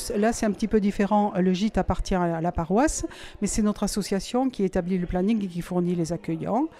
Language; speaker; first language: French; native; French